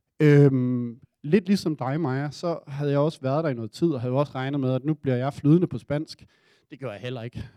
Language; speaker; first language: Danish; native; Danish